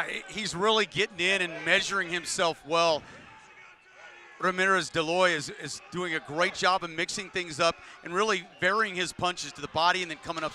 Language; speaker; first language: English; native; English